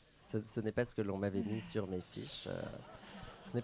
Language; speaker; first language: French; native; French